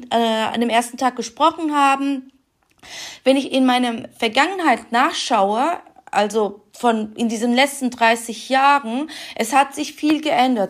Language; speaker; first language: German; non-native, fluent; Turkish